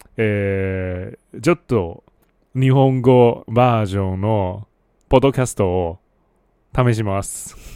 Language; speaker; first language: Japanese; non-native, fluent; Chinese